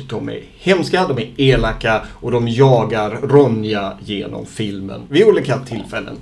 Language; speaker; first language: Swedish; native; Swedish